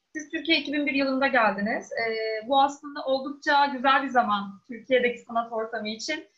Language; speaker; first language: Turkish; native; Turkish